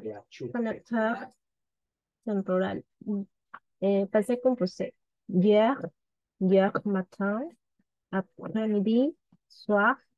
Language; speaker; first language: French; non-native, learner; Spanish